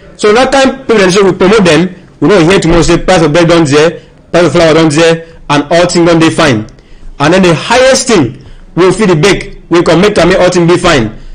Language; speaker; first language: Nigerian Pidgin; native; Nigerian Pidgin